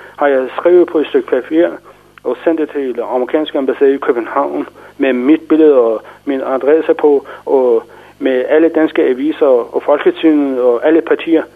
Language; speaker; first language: Danish; non-native, fluent; Persian